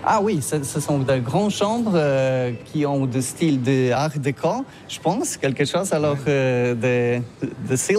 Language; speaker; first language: French; non-native, learner; Polish